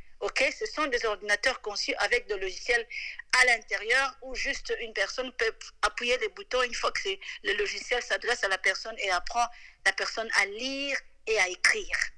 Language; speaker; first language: French; non-native, local second language; Lingala